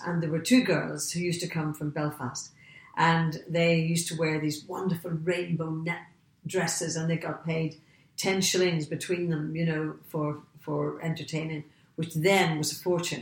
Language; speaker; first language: English; native; English